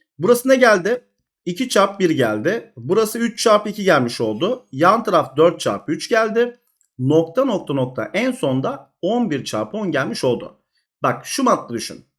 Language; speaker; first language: Turkish; native; Turkish